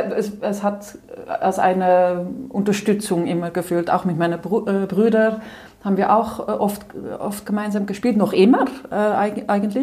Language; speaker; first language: German; non-native, fluent; Dutch